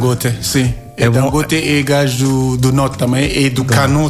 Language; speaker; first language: Portuguese; non-native, learner; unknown